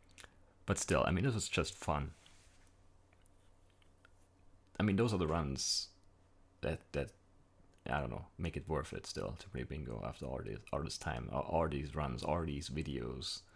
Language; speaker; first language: English; native; English